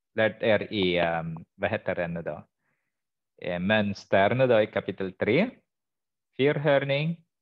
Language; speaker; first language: Swedish; non-native, fluent; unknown